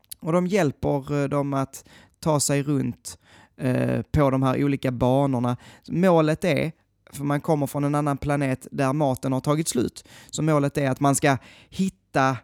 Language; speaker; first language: Swedish; native; Swedish